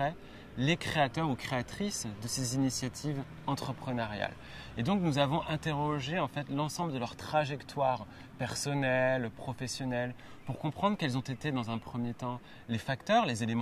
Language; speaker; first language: French; native; French